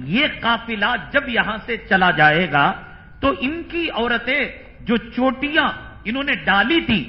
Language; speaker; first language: Urdu; native; Urdu